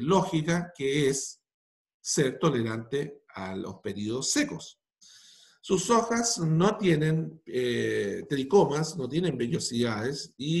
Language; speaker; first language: Spanish; native; Spanish